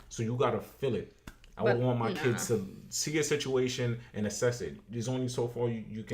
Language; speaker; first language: English; native; English